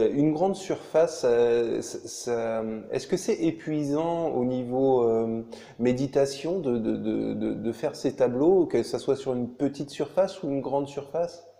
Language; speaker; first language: French; native; French